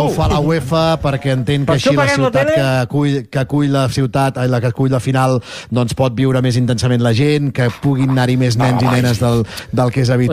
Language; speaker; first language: Catalan; native; Catalan